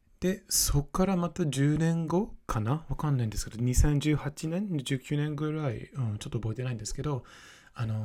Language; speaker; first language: Japanese; non-native, fluent; English